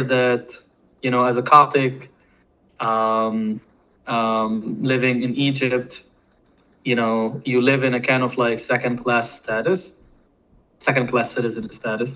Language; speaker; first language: English; non-native, fluent; Arabic